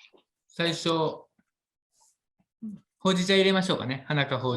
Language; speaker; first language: Japanese; native; Japanese